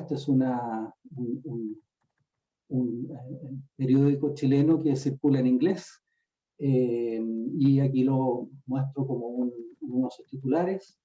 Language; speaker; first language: Spanish; native; Spanish